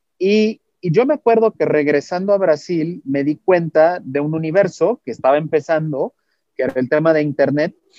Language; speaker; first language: Spanish; non-native, fluent; Portuguese